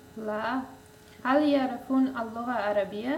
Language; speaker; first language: Arabic; non-native, learner; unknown